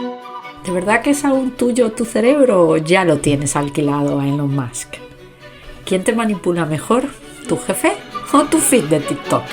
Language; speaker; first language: Spanish; native; Spanish